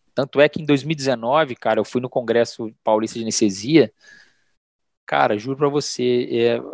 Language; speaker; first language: Portuguese; native; Portuguese